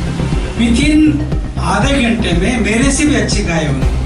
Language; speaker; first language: Hindi; non-native, local second language; Kannada